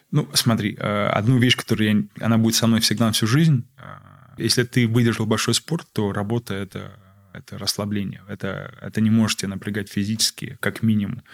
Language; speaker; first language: Russian; early bilingual, heritage; Russian